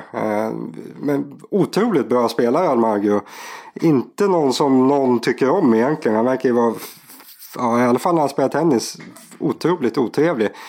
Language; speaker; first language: Swedish; native; Swedish